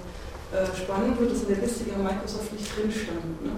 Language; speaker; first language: German; native; German